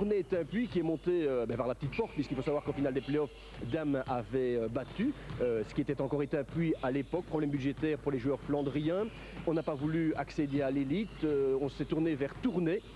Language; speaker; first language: French; native; French